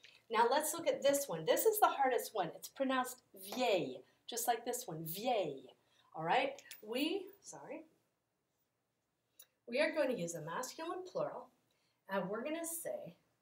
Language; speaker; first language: English; native; English